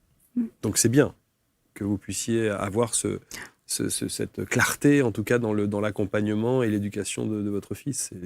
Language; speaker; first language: French; native; French